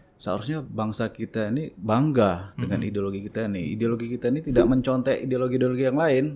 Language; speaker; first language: Indonesian; native; Indonesian